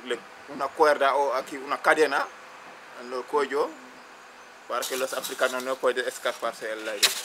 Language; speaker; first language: Spanish; non-native, learner; Wolof